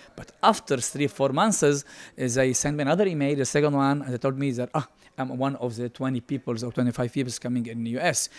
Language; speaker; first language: English; non-native, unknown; Arabic